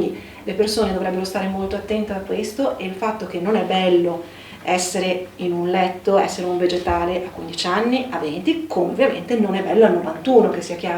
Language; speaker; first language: Italian; native; Italian